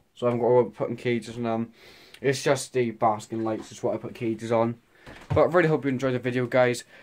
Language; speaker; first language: English; native; English